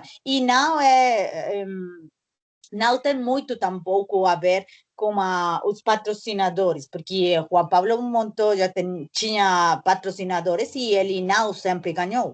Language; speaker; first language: Portuguese; non-native, learner; Spanish